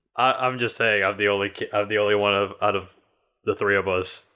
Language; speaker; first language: English; early bilingual, other home language; Spanish